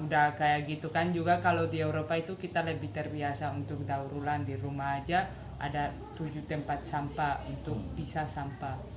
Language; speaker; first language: Indonesian; non-native, fluent; Spanish